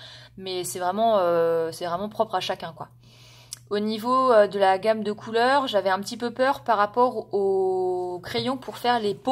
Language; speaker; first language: French; native; French